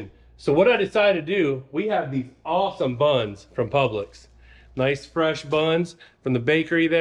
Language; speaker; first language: English; native; English